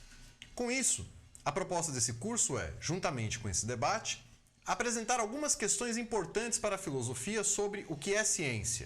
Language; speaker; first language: Portuguese; native; Portuguese